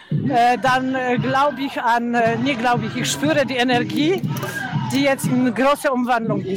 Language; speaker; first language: German; non-native, fluent; Polish